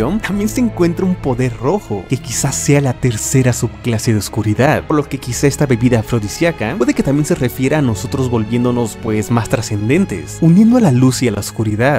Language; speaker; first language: Spanish; native; Spanish